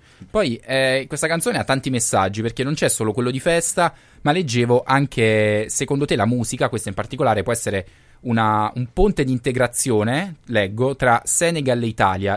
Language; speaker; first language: Italian; native; Italian